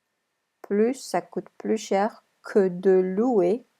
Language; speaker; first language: French; non-native, fluent; English